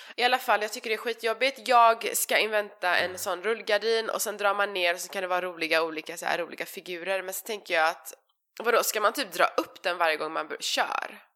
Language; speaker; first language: Swedish; early bilingual, other home language; Persian